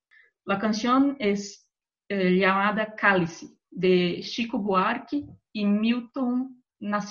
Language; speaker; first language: Spanish; non-native, fluent; Portuguese